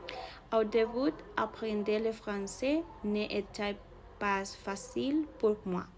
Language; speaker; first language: French; non-native, learner; Spanish